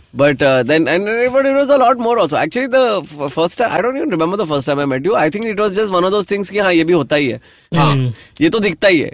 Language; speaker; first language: English; non-native, local second language; Hindi